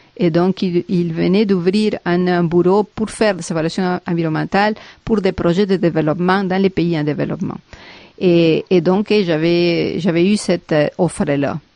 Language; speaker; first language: French; non-native, fluent; Spanish